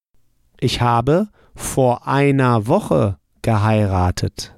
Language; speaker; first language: German; non-native, fluent; English